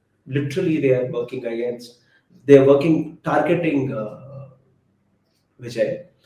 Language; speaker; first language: English; non-native, local second language; Tamil